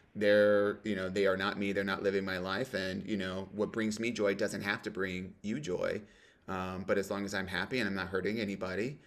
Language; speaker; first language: English; native; English